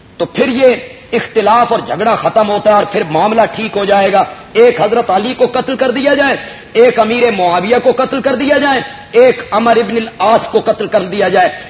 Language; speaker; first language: Urdu; non-native, local second language; Punjabi